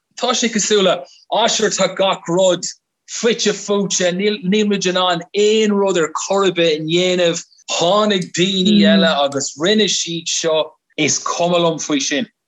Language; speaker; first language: Irish; non-native, local second language; English